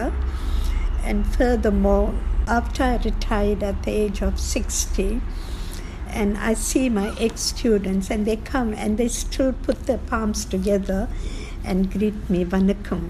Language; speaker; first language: English; non-native, local second language; Tamil